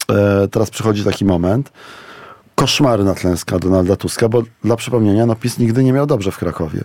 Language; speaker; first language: Polish; native; Polish